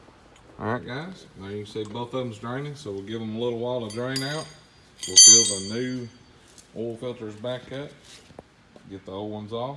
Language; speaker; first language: English; native; English